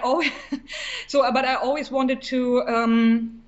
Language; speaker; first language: English; non-native, fluent; German